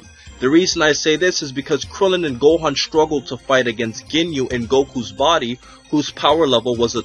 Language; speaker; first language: English; native; English